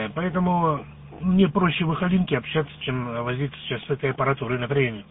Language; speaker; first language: Russian; native; Russian